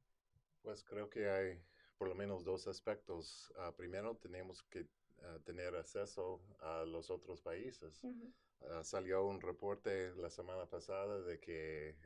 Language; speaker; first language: Spanish; non-native, fluent; English